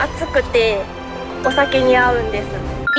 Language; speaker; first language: Japanese; native; Japanese